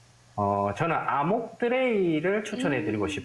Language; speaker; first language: Korean; native; Korean